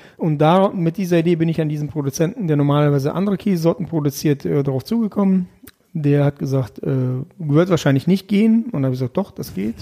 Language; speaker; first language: German; early bilingual, other home language; Russian